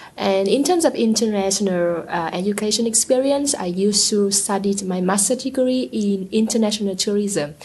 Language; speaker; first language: English; non-native, learner; Vietnamese